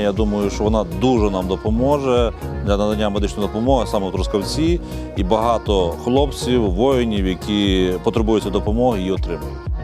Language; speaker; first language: Ukrainian; native; Ukrainian